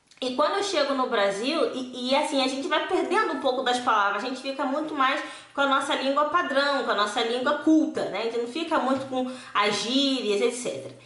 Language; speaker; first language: Portuguese; native; Portuguese